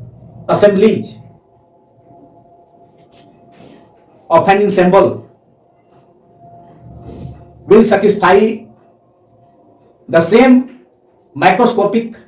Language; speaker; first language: English; non-native, local second language; Hindi